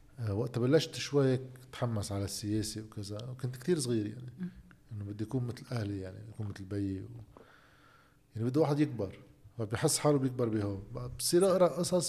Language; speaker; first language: Arabic; native; Arabic